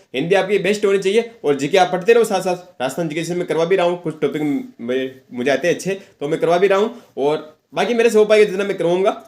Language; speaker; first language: Hindi; native; Hindi